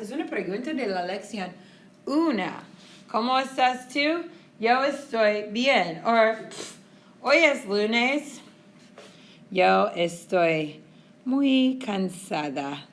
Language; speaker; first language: Spanish; non-native, fluent; English